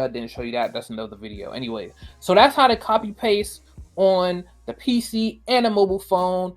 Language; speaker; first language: English; native; English